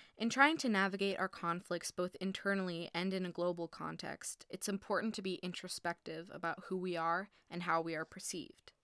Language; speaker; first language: English; early bilingual, heritage; English